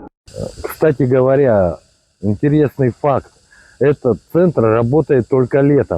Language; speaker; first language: Russian; native; Russian